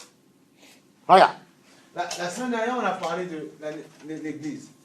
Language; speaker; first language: French; native; French